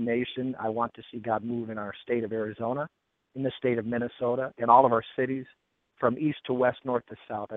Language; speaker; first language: English; native; English